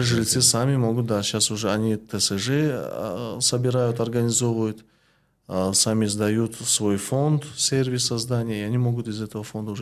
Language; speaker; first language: Russian; non-native, local second language; Tajik